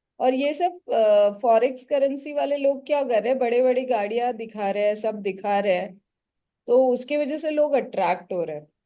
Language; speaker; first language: Hindi; non-native, local second language; Marathi